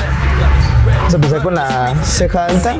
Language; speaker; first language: Spanish; native; Spanish